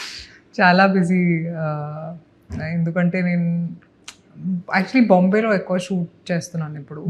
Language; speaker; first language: Telugu; non-native, fluent; Hindi